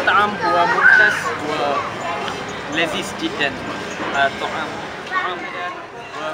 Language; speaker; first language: Arabic; non-native, learner; Malay